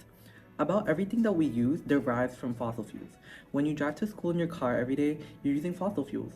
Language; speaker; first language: English; native; English